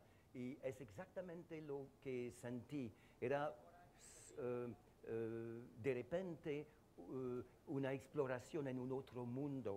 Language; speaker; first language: Spanish; non-native, fluent; French